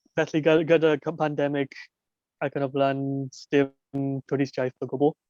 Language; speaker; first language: Welsh; non-native, local second language; English